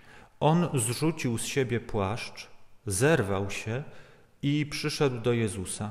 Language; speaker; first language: Polish; native; Polish